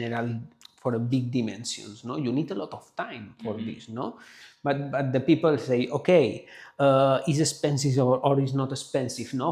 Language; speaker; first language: English; non-native, learner; Spanish